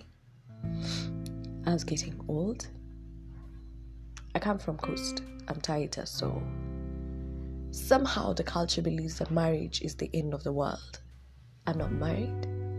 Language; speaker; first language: English; non-native, local second language; Swahili